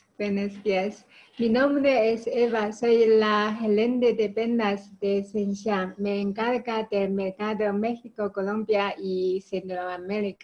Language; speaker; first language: Spanish; non-native, learner; Chinese